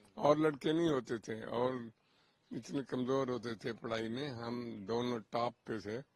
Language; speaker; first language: Urdu; non-native, local second language; Punjabi